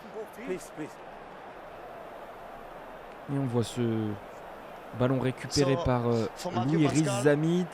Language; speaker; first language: French; native; French